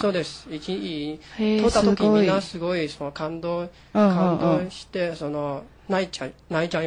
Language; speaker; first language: Japanese; non-native, fluent; Chinese